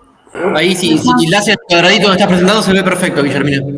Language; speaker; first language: Spanish; native; Spanish